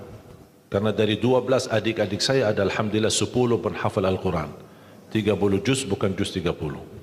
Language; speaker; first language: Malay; non-native, fluent; Arabic